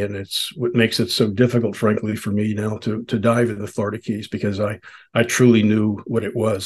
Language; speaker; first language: English; native; English